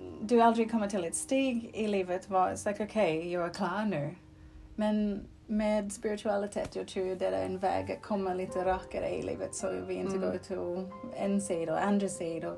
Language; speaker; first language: Swedish; non-native, fluent; English